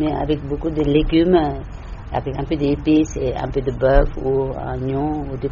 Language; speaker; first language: French; non-native, learner; Tibetan